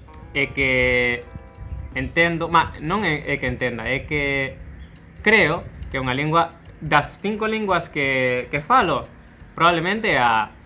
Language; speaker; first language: Galician; non-native, local second language; Spanish